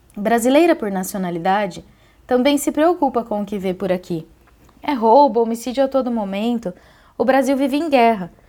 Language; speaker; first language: Portuguese; native; Portuguese